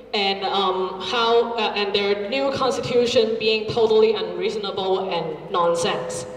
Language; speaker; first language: English; non-native, local second language; Cantonese